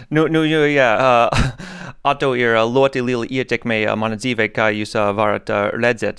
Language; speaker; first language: Latvian; non-native, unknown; English